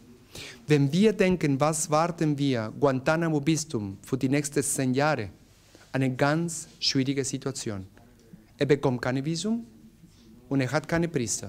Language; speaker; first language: German; non-native, learner; Spanish